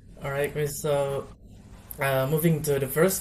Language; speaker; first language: English; non-native, learner; Indonesian